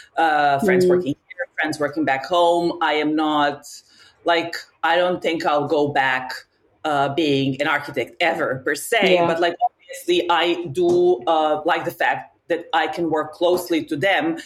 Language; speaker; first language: English; non-native, fluent; Serbian